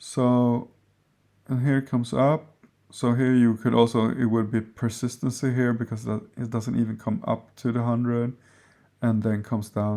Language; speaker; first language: English; non-native, fluent; Swedish